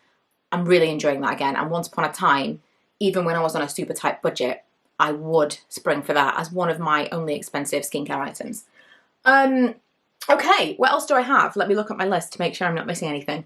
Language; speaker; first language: English; native; English